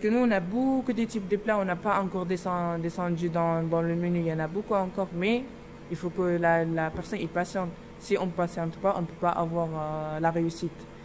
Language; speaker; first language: French; non-native, fluent; Arabic